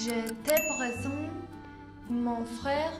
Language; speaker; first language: French; non-native, learner; Spanish